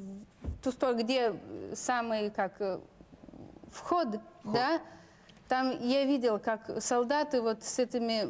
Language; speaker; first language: Russian; non-native, local second language; Lithuanian